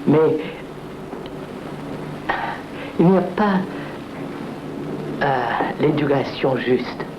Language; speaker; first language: French; non-native, learner; Telugu